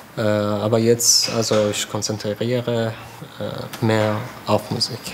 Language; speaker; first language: German; non-native, learner; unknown